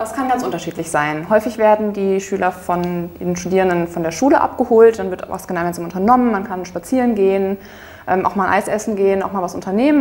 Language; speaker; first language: German; native; German